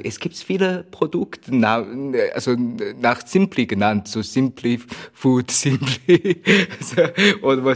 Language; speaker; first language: German; non-native, learner; Chinese